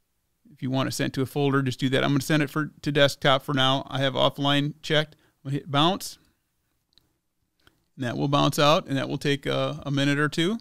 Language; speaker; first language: English; native; English